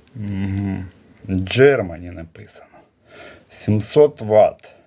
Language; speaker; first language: Ukrainian; non-native, local second language; Russian